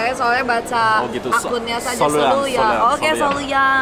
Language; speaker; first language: Indonesian; native; Indonesian